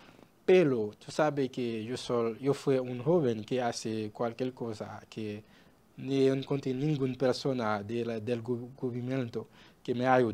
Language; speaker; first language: Spanish; non-native, learner; Haitian Creole